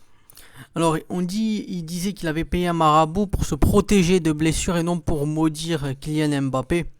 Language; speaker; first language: French; native; French